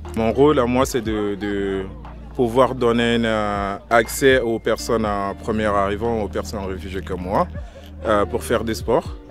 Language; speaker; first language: French; non-native, fluent; Arabic